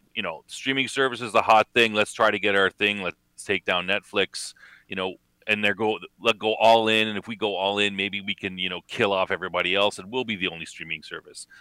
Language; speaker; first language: English; native; English